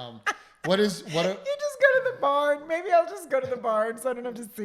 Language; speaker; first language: English; native; English